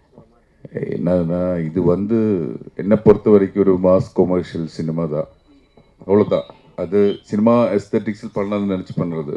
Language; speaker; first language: Tamil; non-native, learner; Malayalam